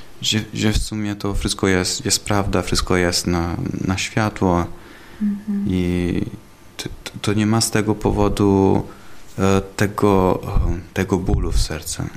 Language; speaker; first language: Polish; non-native, learner; Italian